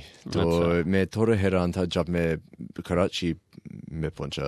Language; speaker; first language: Hindi; non-native, learner; English